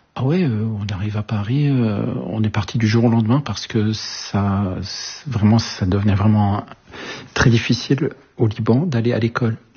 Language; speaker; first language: French; early bilingual, other home language; Arabic